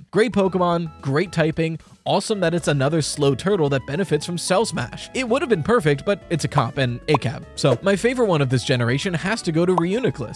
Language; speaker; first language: English; native; English